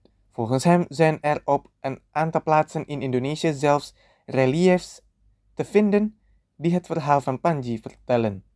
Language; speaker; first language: Dutch; non-native, fluent; Indonesian